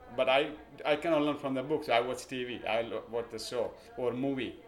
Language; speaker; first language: English; non-native, local second language; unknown